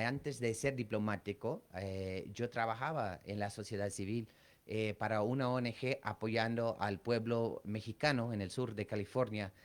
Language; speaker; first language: Spanish; non-native, fluent; English